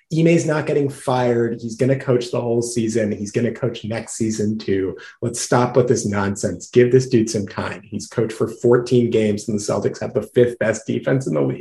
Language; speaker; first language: English; native; English